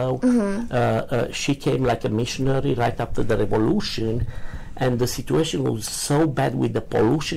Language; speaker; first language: English; non-native, learner; Romanian